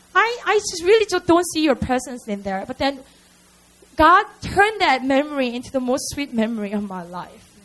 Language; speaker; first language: English; non-native, fluent; Korean